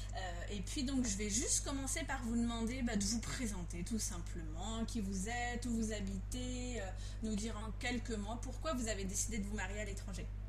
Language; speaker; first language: French; native; French